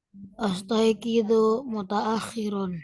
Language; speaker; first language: Arabic; non-native, learner; Indonesian